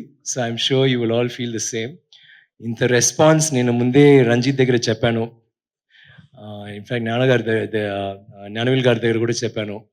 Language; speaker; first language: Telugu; non-native, learner; Tamil